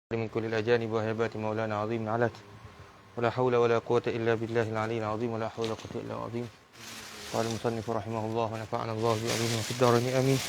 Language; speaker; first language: Arabic; non-native, fluent; Malay